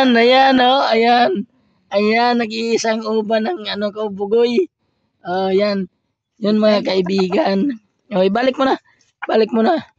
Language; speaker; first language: Filipino; non-native, local second language; Cebuano